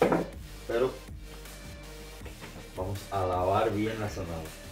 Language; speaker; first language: Spanish; native; Spanish